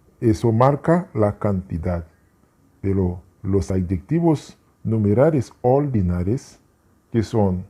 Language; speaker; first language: Spanish; non-native, fluent; Haitian Creole